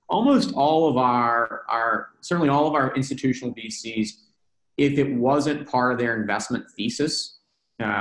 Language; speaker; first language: English; native; English